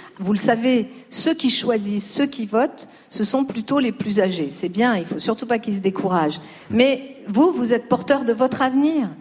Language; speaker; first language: French; early bilingual, other home language; Spanish